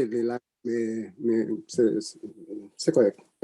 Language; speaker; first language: French; non-native, learner; Spanish